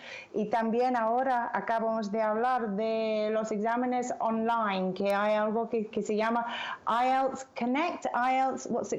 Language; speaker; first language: Spanish; non-native, fluent; English